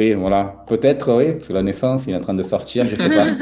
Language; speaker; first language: French; non-native, fluent; Portuguese